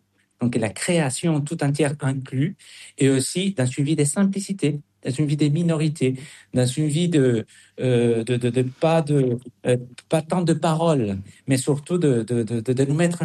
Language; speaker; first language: French; non-native, fluent; Spanish